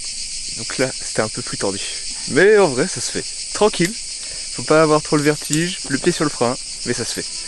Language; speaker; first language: French; native; French